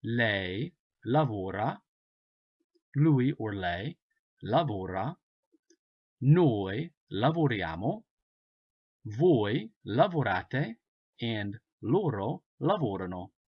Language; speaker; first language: Italian; non-native, fluent; English